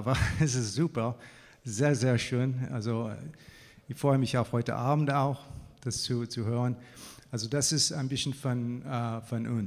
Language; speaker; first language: German; non-native, fluent; English